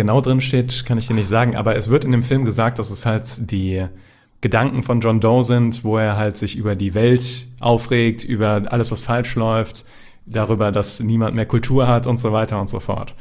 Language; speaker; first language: German; native; German